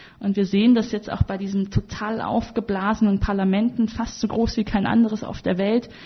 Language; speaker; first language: German; native; German